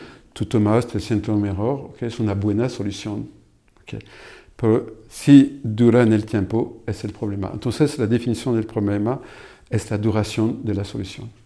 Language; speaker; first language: Spanish; non-native, fluent; French